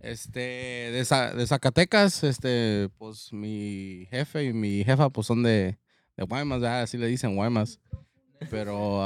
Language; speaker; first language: Spanish; early bilingual, heritage; Spanish